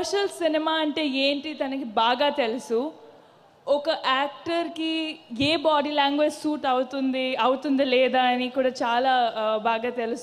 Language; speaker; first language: Telugu; non-native, fluent; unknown